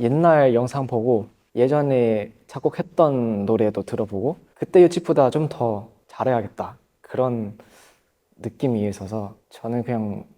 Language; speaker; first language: Korean; non-native, fluent; Thai